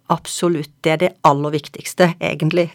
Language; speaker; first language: Norwegian; native; Norwegian